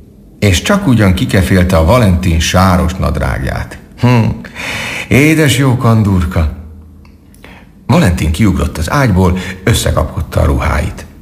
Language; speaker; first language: Hungarian; native; Hungarian